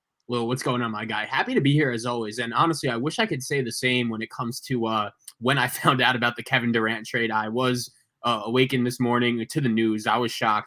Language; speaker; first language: English; native; English